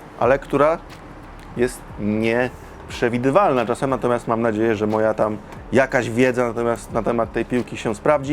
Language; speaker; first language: Polish; native; Polish